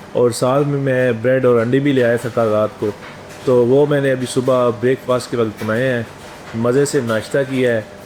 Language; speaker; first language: Urdu; native; Urdu